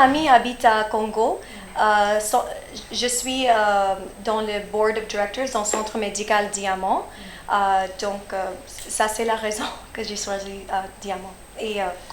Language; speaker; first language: French; early bilingual, heritage; French